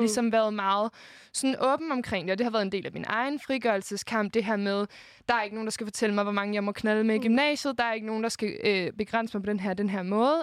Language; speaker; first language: Danish; native; Danish